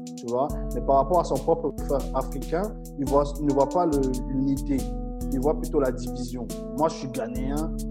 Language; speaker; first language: French; non-native, fluent; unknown